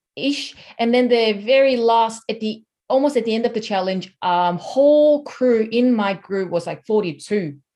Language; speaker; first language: English; non-native, fluent; Korean